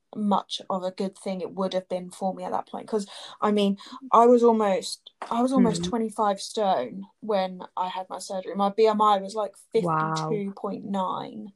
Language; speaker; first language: English; native; English